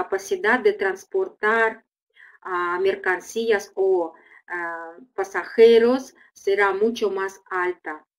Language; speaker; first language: Spanish; non-native, fluent; Russian